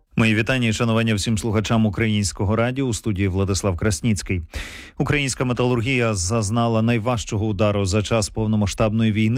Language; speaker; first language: Ukrainian; native; Ukrainian